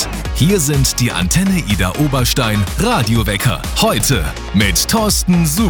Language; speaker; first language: German; native; German